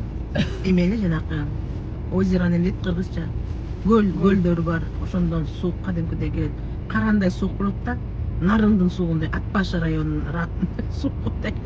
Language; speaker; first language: Kyrgyz; native; Kyrgyz